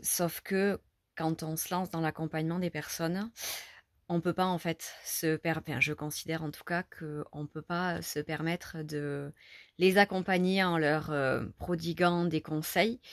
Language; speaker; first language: French; native; French